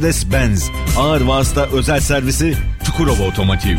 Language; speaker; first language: Turkish; native; Turkish